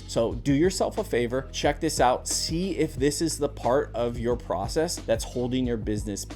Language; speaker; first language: English; native; English